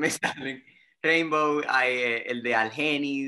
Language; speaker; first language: Spanish; early bilingual, heritage; Spanish